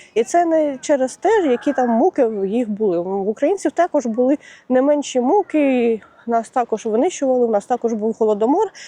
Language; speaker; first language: Ukrainian; non-native, local second language; Russian